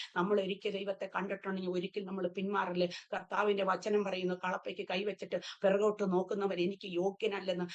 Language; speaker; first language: Malayalam; early bilingual, heritage; Malayalam